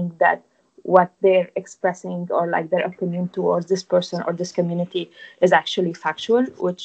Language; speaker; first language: English; non-native, fluent; Arabic